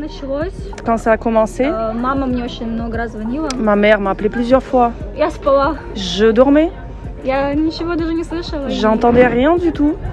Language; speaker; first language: French; non-native, fluent; Russian